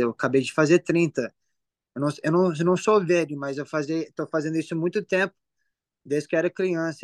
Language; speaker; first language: Portuguese; early bilingual, heritage; English